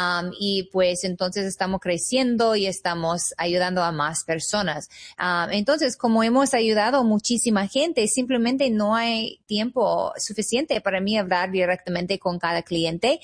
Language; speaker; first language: Spanish; non-native, fluent; English